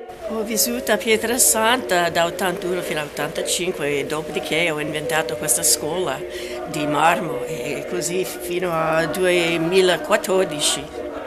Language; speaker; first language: Italian; non-native, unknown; English